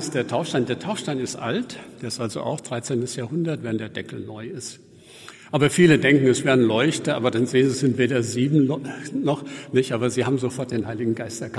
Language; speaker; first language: German; native; German